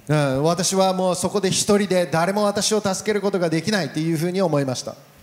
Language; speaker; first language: Japanese; native; Japanese